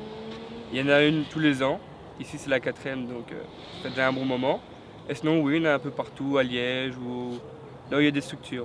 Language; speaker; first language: French; native; French